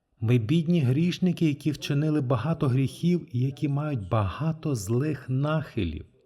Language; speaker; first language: Ukrainian; non-native, fluent; French